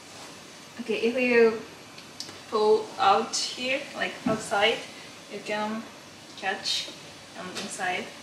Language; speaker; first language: English; non-native, learner; Japanese